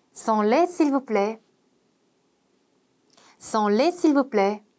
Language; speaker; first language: French; non-native, fluent; Korean